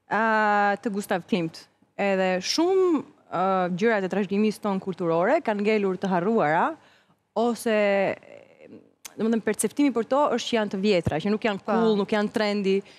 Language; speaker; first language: Albanian; native; Albanian